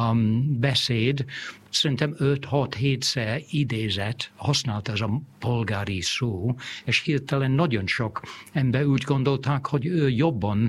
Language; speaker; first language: Hungarian; non-native, fluent; English